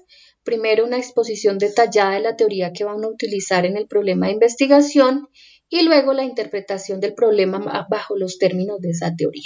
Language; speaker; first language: Spanish; native; Spanish